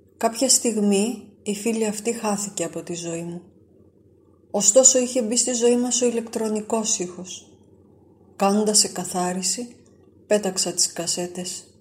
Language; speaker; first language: Greek; native; Greek